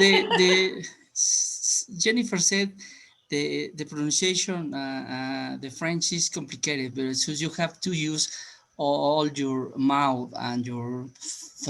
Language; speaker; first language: English; non-native, learner; Spanish